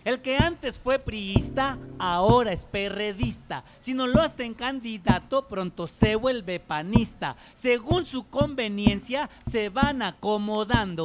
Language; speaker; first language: Spanish; native; Spanish